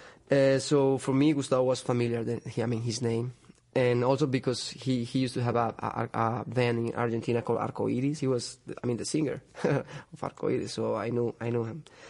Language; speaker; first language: English; non-native, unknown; Spanish